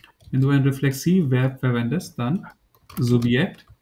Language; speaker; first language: German; non-native, fluent; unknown